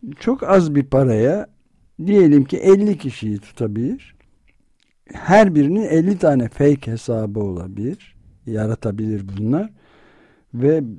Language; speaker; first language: Turkish; native; Turkish